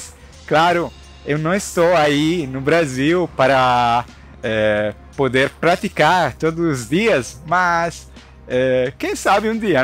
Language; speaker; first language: Portuguese; non-native, learner; Italian